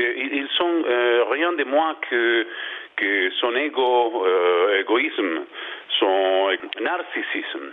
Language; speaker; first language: French; non-native, learner; Spanish